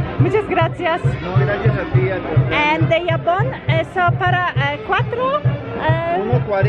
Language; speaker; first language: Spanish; non-native, learner; Polish